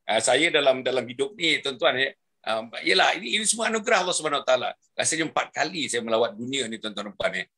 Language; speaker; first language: Malay; native; Malay